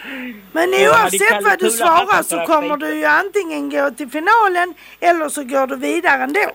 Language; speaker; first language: Swedish; native; Swedish